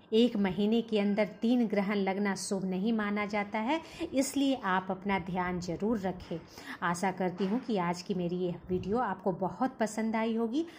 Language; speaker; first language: Hindi; native; Hindi